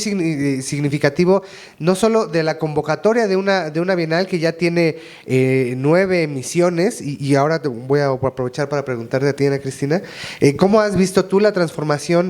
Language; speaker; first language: Spanish; native; Spanish